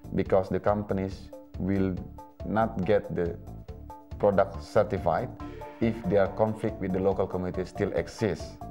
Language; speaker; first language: English; non-native, fluent; Indonesian